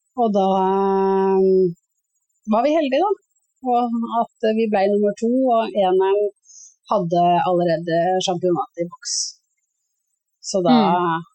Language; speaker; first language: Norwegian; native; Norwegian